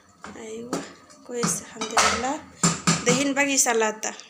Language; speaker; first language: Arabic; non-native, learner; Bangla